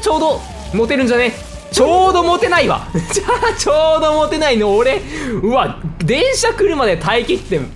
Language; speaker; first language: Japanese; native; Japanese